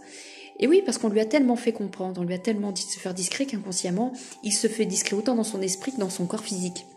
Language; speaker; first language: French; native; French